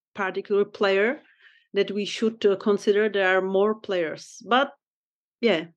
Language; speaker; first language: English; non-native, fluent; Czech